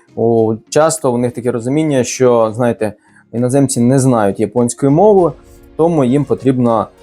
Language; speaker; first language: Ukrainian; native; Ukrainian